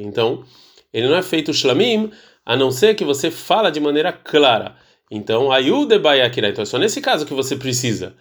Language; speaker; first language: Portuguese; early bilingual, heritage; Portuguese